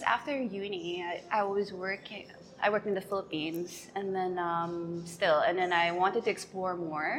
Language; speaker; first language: English; non-native, local second language; Filipino